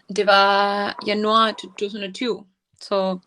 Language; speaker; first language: Danish; non-native, learner; Spanish